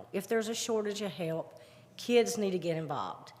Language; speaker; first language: English; native; English